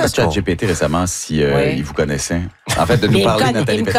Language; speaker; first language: French; native; French